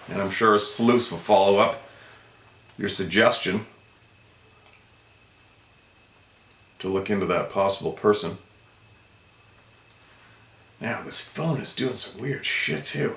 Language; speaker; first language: English; native; English